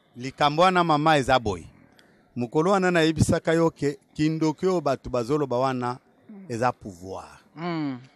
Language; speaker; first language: Lingala; non-native, local second language; Luba-Lulua